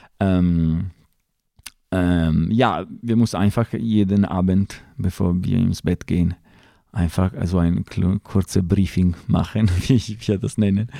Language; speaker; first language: German; non-native, fluent; Italian